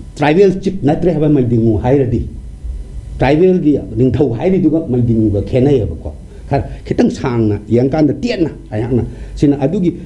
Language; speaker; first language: Manipuri; non-native, local second language; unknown